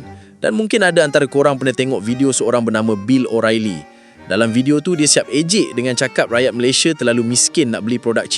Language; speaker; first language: Malay; native; Malay